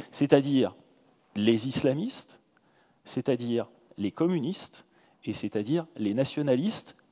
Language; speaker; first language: French; native; French